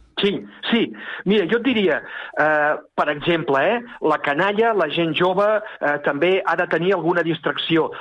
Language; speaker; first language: Catalan; native; Catalan